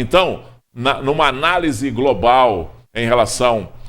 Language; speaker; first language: Portuguese; native; Portuguese